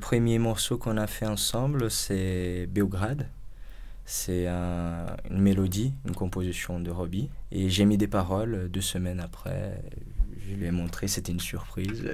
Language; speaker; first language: French; non-native, fluent; Portuguese